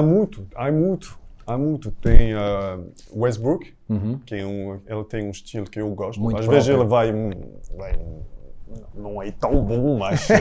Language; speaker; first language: Portuguese; non-native, fluent; French